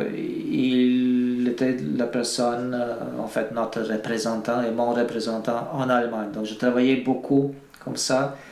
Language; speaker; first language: French; non-native, fluent; Bulgarian